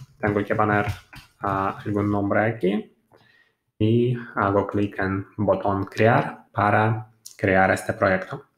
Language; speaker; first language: Spanish; non-native, fluent; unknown